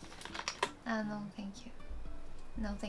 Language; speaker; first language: English; non-native, learner; Japanese